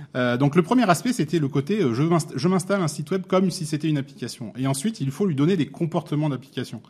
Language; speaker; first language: French; native; French